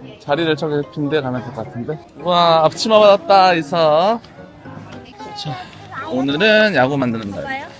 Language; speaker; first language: Korean; native; Korean